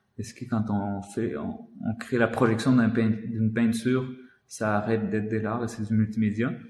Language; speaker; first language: French; non-native, fluent; Spanish